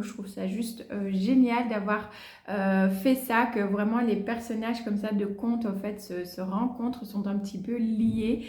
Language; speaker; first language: French; native; French